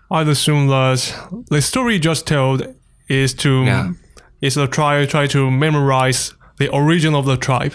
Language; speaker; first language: English; non-native, fluent; Chinese